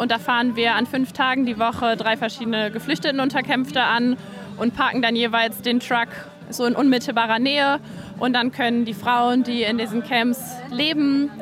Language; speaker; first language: German; native; German